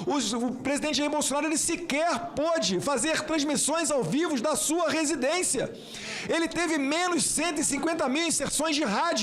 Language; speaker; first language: Portuguese; native; Portuguese